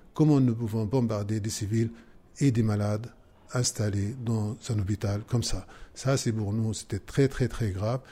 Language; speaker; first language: French; non-native, fluent; Arabic